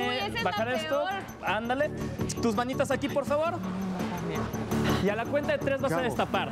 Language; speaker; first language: Spanish; native; Spanish